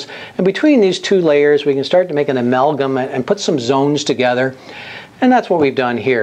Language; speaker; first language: English; native; English